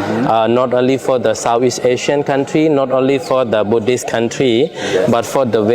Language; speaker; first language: English; non-native, fluent; Lao